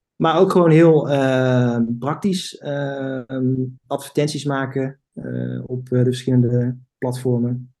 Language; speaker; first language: Dutch; native; Dutch